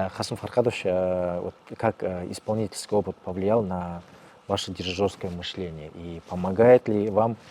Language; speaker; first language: Russian; non-native, local second language; Kazakh